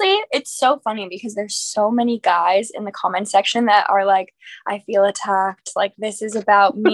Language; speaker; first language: English; native; English